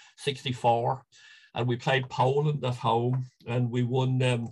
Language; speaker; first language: English; native; English